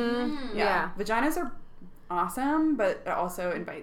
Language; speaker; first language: English; native; English